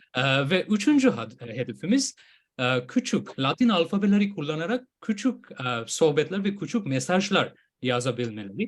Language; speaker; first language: Turkish; non-native, fluent; Bangla